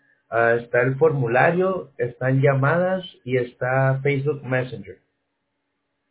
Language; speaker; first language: Spanish; native; Spanish